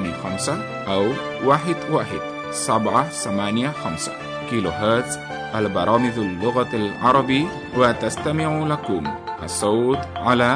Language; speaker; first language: Arabic; non-native, fluent; Indonesian